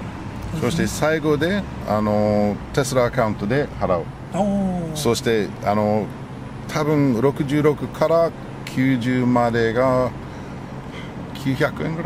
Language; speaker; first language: Japanese; non-native, learner; English